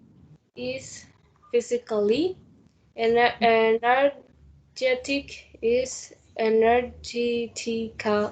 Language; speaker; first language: English; non-native, learner; Spanish